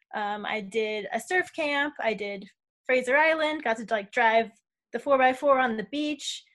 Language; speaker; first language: English; native; English